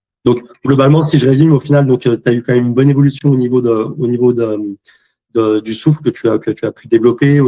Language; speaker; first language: French; native; French